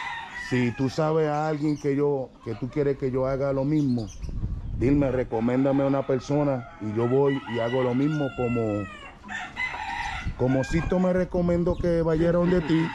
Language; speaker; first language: Spanish; non-native, fluent; English